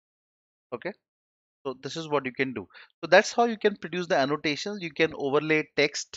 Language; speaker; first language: English; non-native, local second language; Hindi